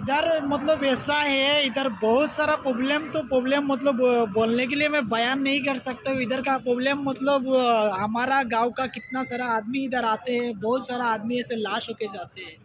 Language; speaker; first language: Hindi; non-native, local second language; Bangla